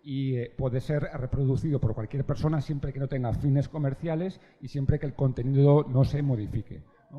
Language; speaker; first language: Spanish; native; Spanish